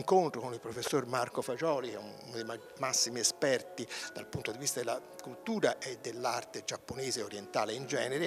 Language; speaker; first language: Italian; native; Italian